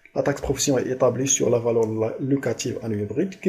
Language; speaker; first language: French; non-native, local second language; Arabic